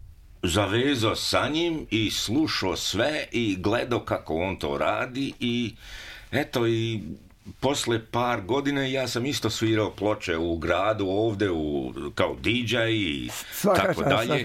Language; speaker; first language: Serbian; early bilingual, heritage; Serbian